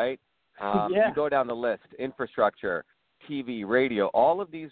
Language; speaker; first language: English; early bilingual, other home language; Tamil